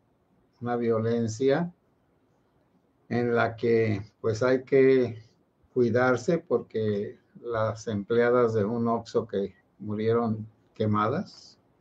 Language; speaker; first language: Spanish; native; Spanish